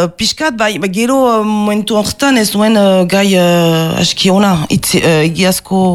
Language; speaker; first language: Basque; non-native, local second language; French